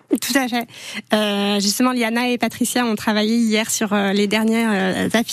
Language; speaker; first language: French; native; French